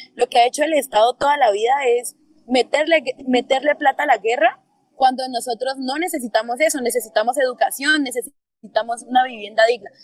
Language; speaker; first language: Spanish; native; Spanish